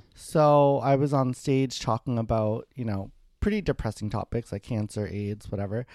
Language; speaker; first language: English; native; English